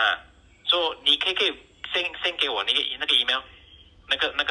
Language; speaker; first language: Chinese; native; Chinese